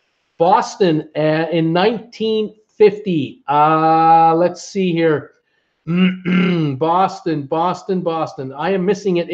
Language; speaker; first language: English; native; English